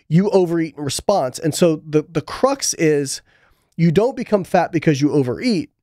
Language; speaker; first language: English; native; English